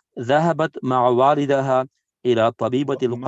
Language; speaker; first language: Arabic; non-native, learner; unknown